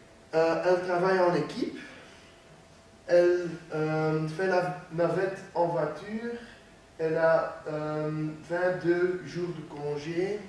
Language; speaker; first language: French; non-native, learner; Dutch